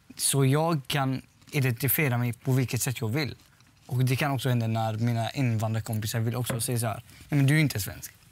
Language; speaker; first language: Swedish; early bilingual, other home language; Arabic